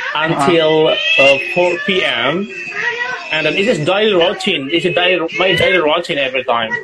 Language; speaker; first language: Indonesian; non-native, local second language; Sundanese